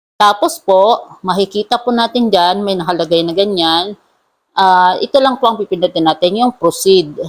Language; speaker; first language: Filipino; non-native, local second language; Cebuano